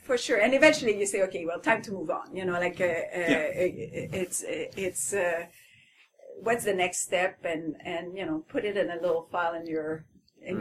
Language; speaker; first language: English; non-native, fluent; French